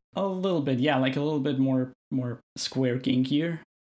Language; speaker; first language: English; non-native, fluent; German